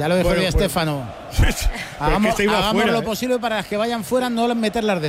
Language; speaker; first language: Spanish; native; Spanish